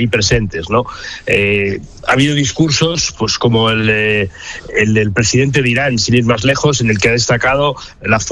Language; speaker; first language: Spanish; native; Spanish